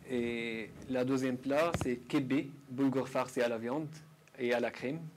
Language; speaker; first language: French; non-native, learner; Arabic